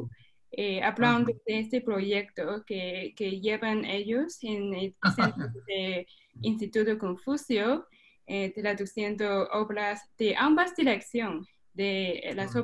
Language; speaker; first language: Spanish; non-native, fluent; Chinese